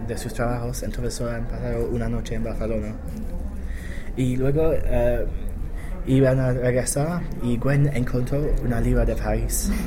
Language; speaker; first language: Spanish; non-native, learner; English